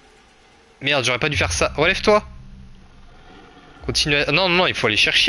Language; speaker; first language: French; native; French